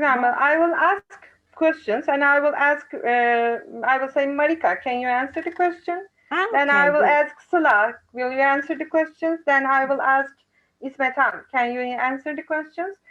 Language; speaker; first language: English; non-native, fluent; Turkish